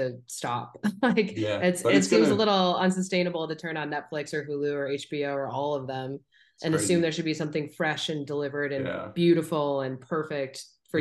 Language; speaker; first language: English; native; English